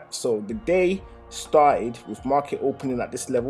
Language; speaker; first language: English; native; English